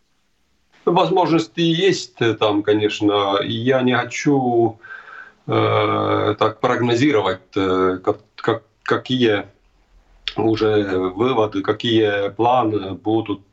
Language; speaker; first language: Russian; non-native, fluent; Estonian